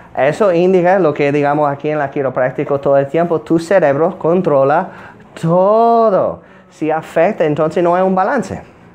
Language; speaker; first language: Spanish; non-native, fluent; English